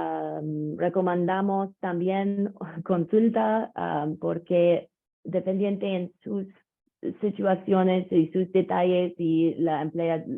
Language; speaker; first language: Spanish; non-native, learner; English